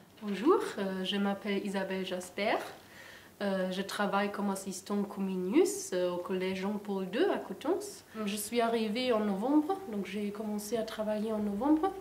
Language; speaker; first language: French; non-native, fluent; German